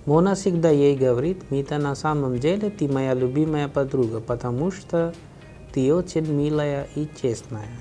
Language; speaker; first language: Russian; non-native, fluent; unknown